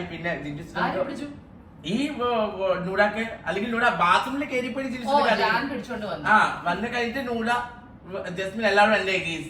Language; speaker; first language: Malayalam; non-native, local second language; Assamese